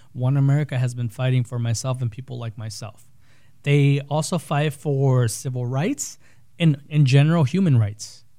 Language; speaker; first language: English; early bilingual, other home language; Spanish